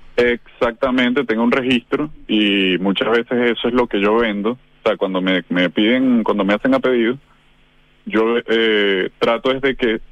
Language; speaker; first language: Spanish; native; Spanish